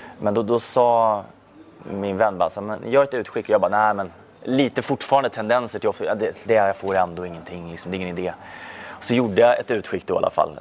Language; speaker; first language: Swedish; native; Swedish